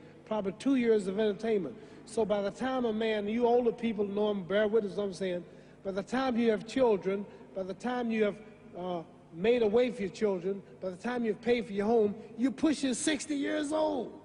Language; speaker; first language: English; native; English